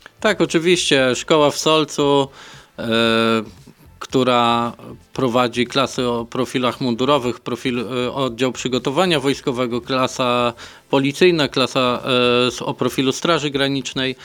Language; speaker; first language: Polish; native; Polish